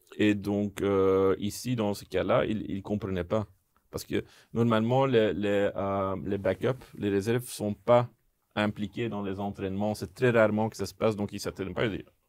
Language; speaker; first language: French; non-native, local second language; Dutch